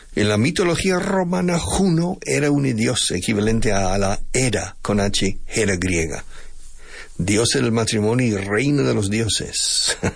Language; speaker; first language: Spanish; non-native, fluent; English